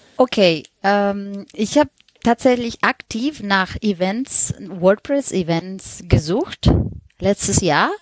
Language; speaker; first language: German; non-native, fluent; Spanish